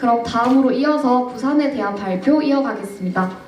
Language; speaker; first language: Korean; native; Korean